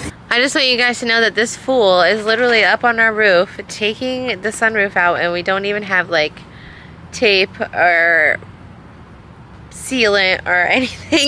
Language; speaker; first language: English; native; English